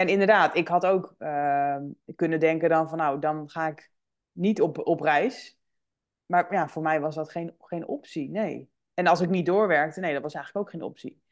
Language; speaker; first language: Dutch; native; Dutch